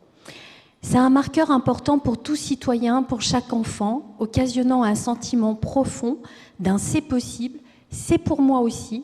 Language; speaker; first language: French; native; French